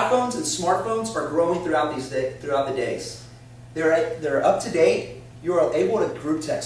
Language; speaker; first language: English; native; English